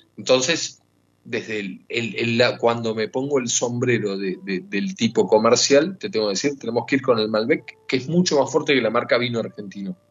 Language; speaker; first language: Spanish; native; Spanish